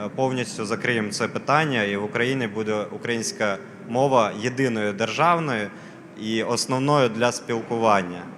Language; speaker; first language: Ukrainian; non-native, local second language; Russian